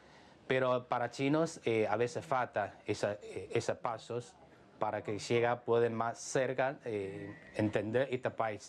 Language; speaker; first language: Spanish; non-native, learner; Chinese